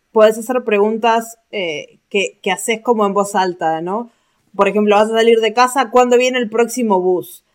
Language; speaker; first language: Spanish; native; Spanish